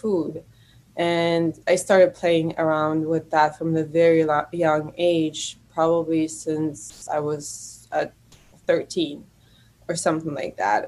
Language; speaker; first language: English; non-native, fluent; Polish